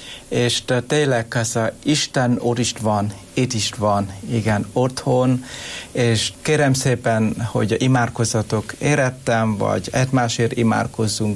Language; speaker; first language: Hungarian; non-native, learner; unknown